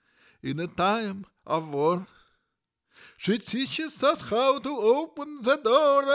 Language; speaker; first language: English; non-native, fluent; Ukrainian